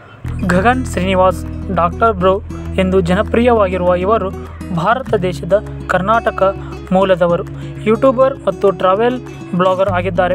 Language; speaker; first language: Kannada; native; Kannada